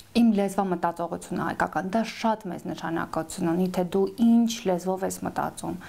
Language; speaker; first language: Armenian; native; Armenian